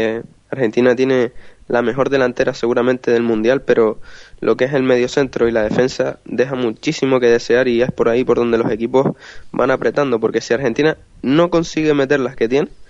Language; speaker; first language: Spanish; native; Spanish